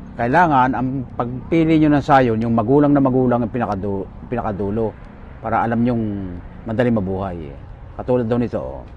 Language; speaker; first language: Filipino; native; Filipino